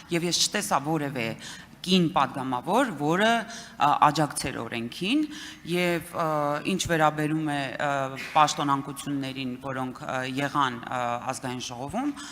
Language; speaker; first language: Armenian; native; Armenian